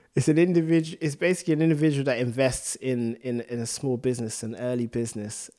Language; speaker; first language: English; native; English